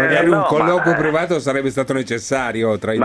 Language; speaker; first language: Italian; native; Italian